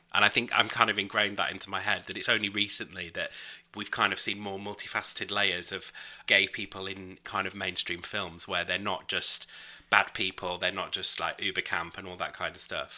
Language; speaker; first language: English; native; English